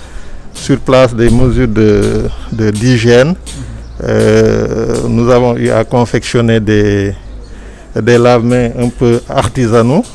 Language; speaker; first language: French; non-native, local second language; Wolof